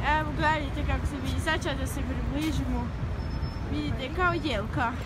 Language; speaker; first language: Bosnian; early bilingual, heritage; Serbian